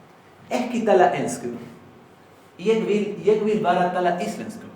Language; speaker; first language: Icelandic; non-native, learner; Spanish